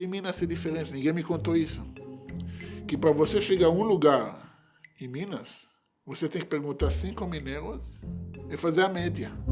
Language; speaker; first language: Portuguese; non-native, fluent; Hebrew